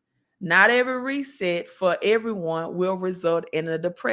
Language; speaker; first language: English; native; English